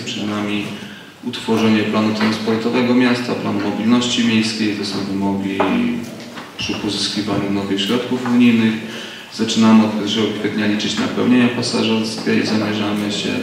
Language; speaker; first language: Polish; native; Polish